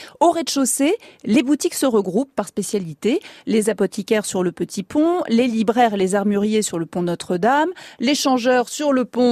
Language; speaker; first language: French; native; French